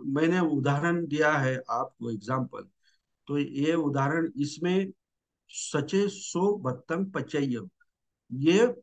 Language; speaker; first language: Hindi; non-native, local second language; Marathi